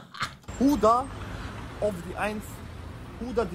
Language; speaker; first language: German; early bilingual, other home language; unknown